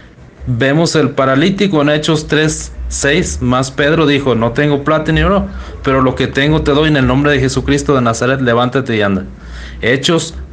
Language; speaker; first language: Spanish; native; Spanish